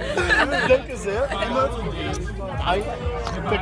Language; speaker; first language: German; non-native, fluent; Portuguese